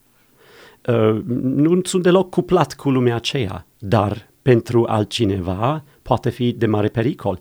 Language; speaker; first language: Romanian; non-native, fluent; English